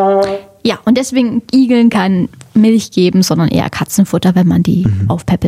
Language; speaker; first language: German; native; German